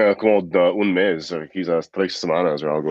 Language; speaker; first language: Spanish; non-native, fluent; English